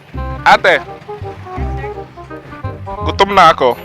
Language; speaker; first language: Filipino; non-native, learner; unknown